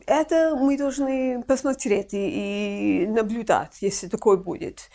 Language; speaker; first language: Russian; non-native, fluent; English